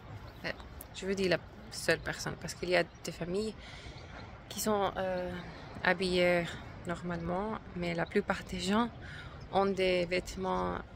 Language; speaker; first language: French; non-native, learner; English